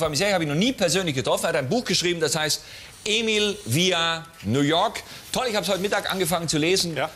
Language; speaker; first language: German; native; German